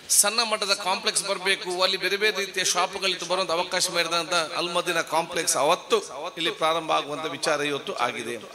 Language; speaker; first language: Kannada; non-native, local second language; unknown